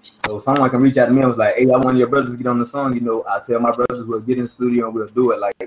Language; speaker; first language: English; native; English